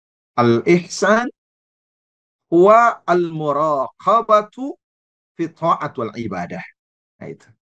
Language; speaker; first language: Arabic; non-native, fluent; Indonesian